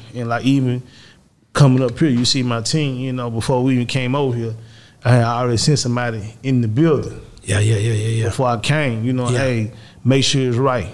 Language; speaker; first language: English; native; English